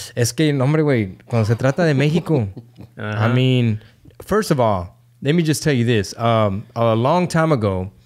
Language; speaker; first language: English; early bilingual, other home language; Spanish